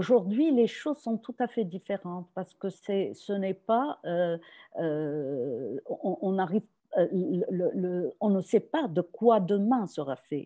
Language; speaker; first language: French; non-native, local second language; Arabic